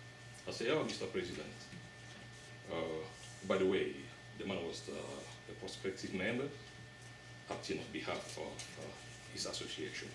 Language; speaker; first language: English; non-native, local second language; French